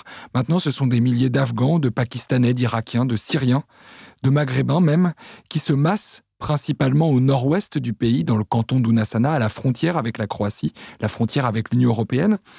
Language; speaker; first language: French; native; French